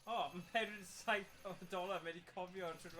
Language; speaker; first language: Welsh; native; Welsh